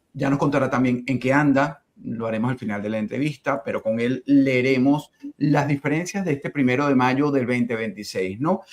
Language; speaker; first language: Spanish; native; Spanish